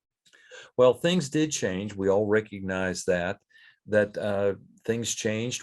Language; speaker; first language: English; native; English